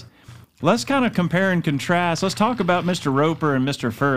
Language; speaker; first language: English; native; English